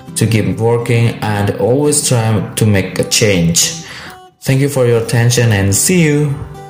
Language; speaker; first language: English; non-native, learner; Indonesian